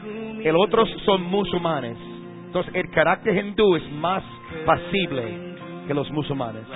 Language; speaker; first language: Spanish; non-native, fluent; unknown